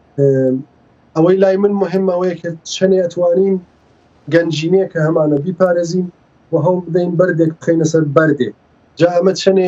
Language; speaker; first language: Central Kurdish; early bilingual, heritage; Central Kurdish